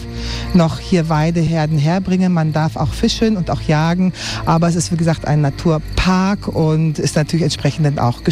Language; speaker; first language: German; native; German